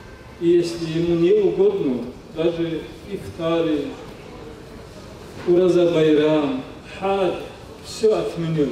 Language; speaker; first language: Russian; non-native, local second language; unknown